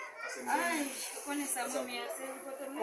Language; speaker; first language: French; non-native, learner; Haitian Creole